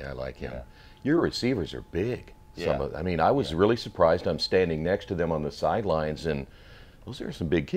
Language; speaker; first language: English; native; English